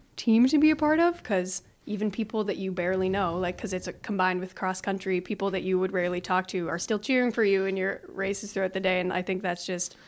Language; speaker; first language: English; native; English